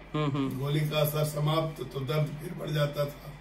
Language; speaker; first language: Hindi; native; Hindi